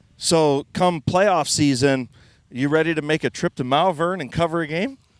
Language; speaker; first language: English; native; English